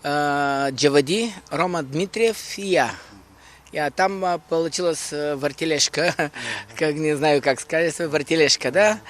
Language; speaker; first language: Russian; non-native, learner; Bulgarian